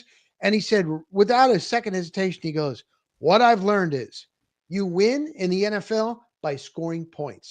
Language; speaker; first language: English; native; English